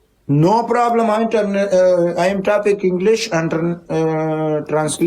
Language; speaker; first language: English; non-native, learner; Pashto